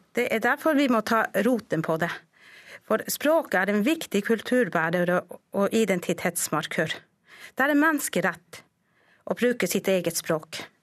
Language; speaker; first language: Norwegian; non-native, local second language; Northern Sami